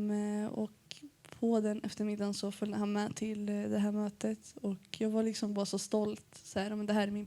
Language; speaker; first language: Swedish; early bilingual, other home language; Arabic